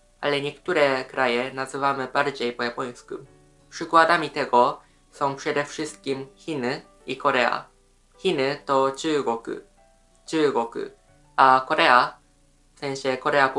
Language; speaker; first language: Polish; non-native, fluent; Japanese